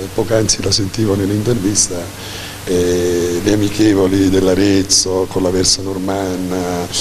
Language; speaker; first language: Italian; native; Italian